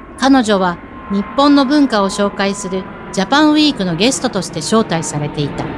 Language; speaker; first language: Japanese; native; Japanese